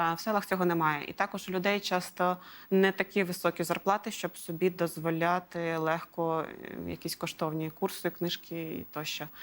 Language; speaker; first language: Ukrainian; non-native, local second language; Russian